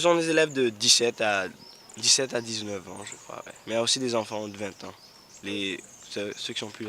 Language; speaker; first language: French; non-native, local second language; Seselwa Creole French